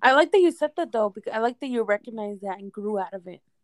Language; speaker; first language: English; early bilingual, other home language; Spanish